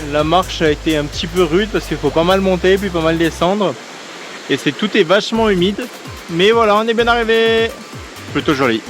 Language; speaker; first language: French; native; French